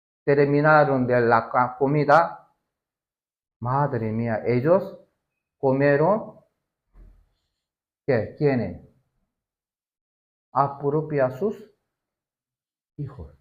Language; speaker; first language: Spanish; non-native, learner; Korean